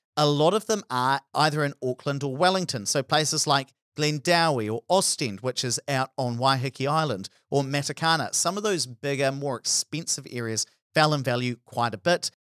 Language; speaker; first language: English; native; English